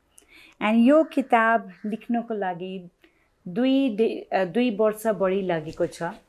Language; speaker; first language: Nepali; non-native, local second language; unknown